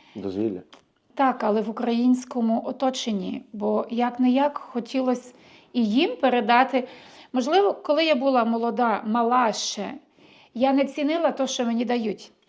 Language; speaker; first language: Ukrainian; early bilingual, heritage; Ukrainian